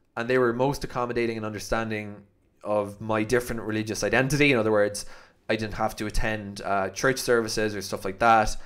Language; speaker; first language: English; native; English